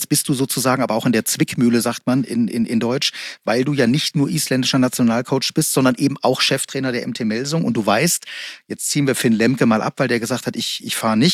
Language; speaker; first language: German; native; German